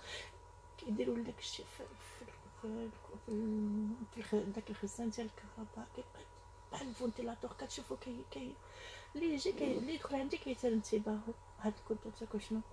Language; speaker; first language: Arabic; native; Arabic